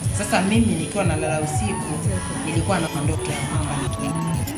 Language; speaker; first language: Swahili; non-native, local second language; Kamba